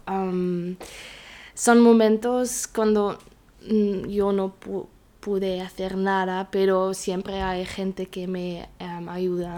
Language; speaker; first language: Spanish; non-native, learner; German